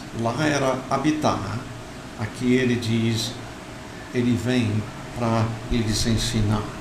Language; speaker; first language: Portuguese; non-native, fluent; English